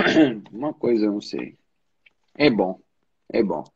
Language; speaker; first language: Portuguese; native; Portuguese